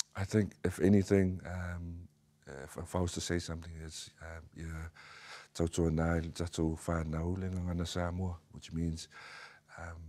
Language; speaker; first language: English; native; English